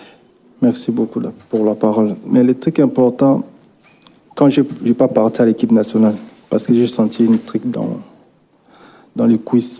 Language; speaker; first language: French; non-native, local second language; Lingala